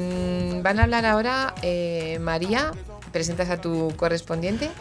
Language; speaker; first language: Spanish; native; Spanish